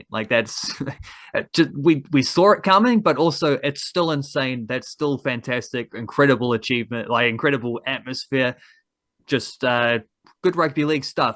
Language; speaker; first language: English; native; English